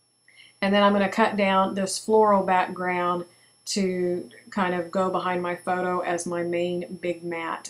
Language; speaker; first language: English; native; English